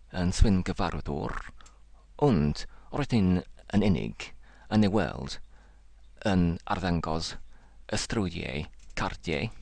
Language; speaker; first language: Welsh; non-native, learner; English